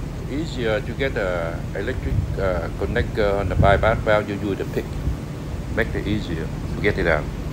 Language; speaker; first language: English; non-native, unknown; Vietnamese